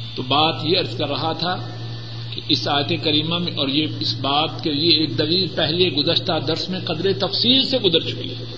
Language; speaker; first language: Urdu; non-native, local second language; Punjabi